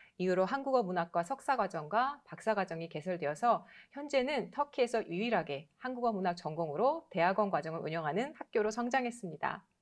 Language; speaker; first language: Korean; native; Korean